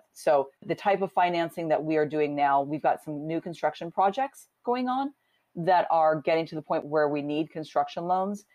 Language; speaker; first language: English; native; English